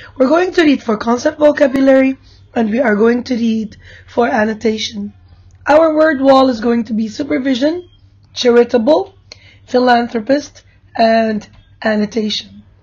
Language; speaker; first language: English; non-native, fluent; Arabic